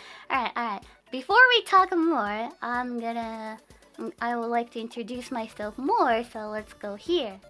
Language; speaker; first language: English; non-native, fluent; Japanese